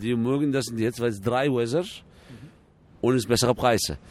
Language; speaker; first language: German; non-native, fluent; Arabic